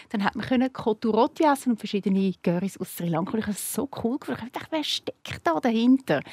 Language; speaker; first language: German; native; German